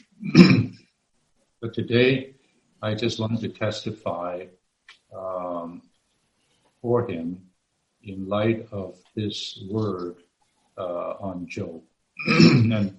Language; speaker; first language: English; non-native, local second language; Cantonese